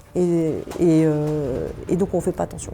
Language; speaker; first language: French; native; French